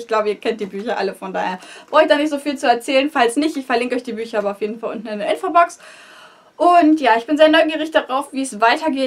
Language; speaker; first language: German; native; German